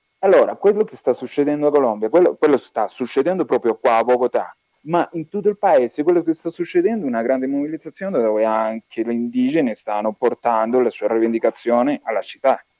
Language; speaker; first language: Italian; non-native, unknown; Spanish